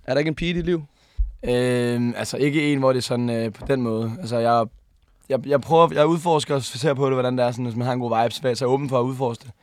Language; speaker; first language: Danish; native; Danish